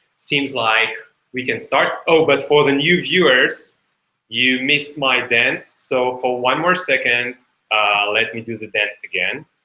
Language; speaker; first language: English; non-native, fluent; Hebrew